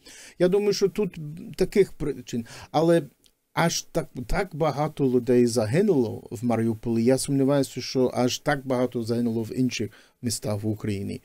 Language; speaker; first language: Ukrainian; early bilingual, heritage; Ukrainian